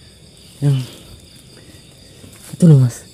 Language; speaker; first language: Indonesian; native; Indonesian